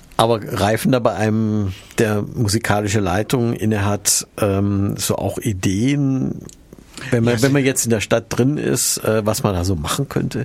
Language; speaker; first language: German; native; German